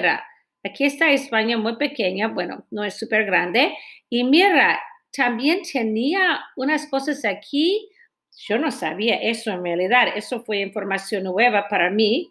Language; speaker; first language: Spanish; non-native, fluent; English